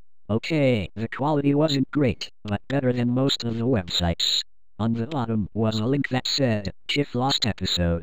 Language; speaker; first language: English; native; English